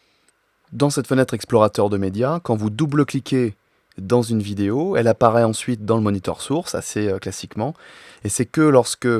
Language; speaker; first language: French; native; French